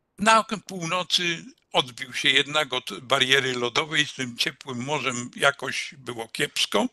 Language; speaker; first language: Polish; native; Polish